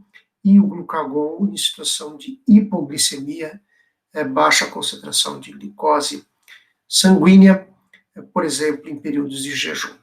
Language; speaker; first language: Portuguese; native; Portuguese